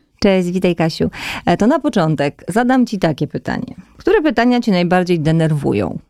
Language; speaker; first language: Polish; native; Polish